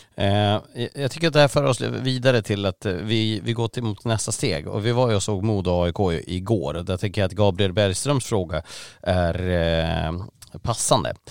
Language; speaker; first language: Swedish; native; Swedish